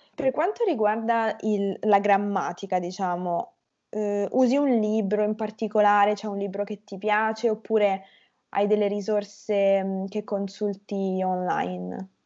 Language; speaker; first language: Italian; native; Italian